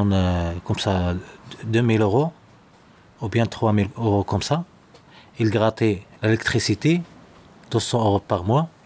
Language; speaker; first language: French; non-native, learner; Arabic